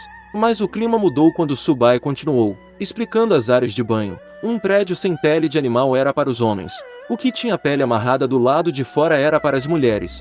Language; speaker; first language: Portuguese; native; Portuguese